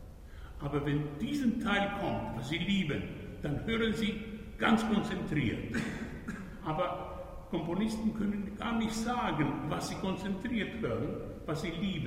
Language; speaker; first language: German; non-native, fluent; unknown